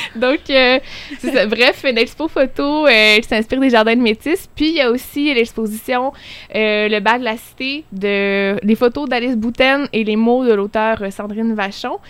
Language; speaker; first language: French; native; French